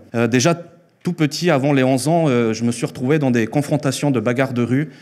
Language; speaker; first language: French; early bilingual, other home language; Spanish